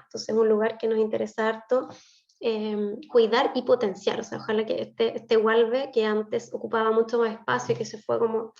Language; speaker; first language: Spanish; native; Spanish